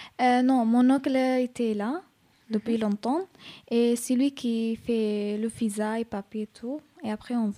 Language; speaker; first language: French; non-native, learner; Arabic